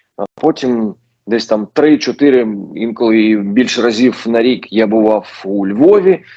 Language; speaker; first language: Ukrainian; non-native, local second language; Russian